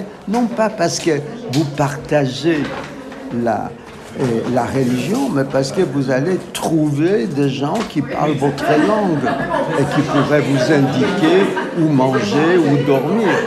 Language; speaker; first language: French; non-native, fluent; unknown